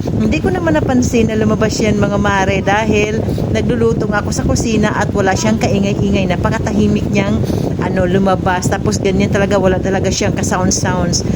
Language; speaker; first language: Filipino; native; Filipino